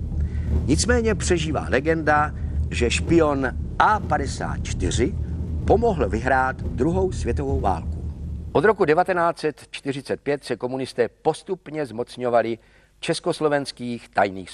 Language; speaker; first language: Czech; native; Czech